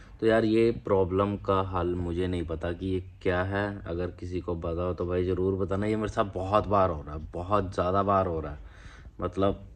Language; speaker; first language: Hindi; non-native, local second language; Punjabi